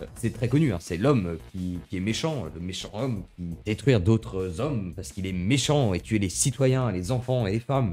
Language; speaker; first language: French; native; French